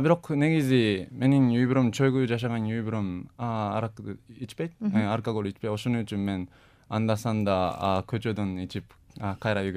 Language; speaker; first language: Kyrgyz; non-native, fluent; Japanese